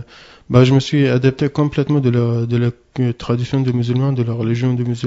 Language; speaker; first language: French; non-native, learner; Arabic